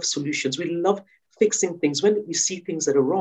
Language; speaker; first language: English; non-native, local second language; Yoruba